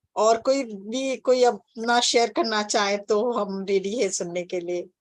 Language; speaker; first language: Hindi; native; Hindi